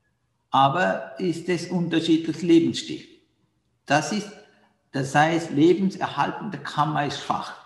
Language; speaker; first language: German; non-native, learner; Sinhala